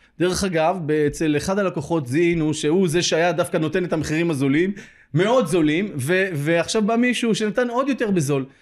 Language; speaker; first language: Hebrew; native; Hebrew